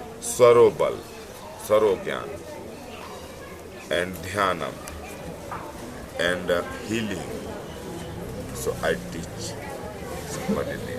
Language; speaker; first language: English; non-native, learner; Hindi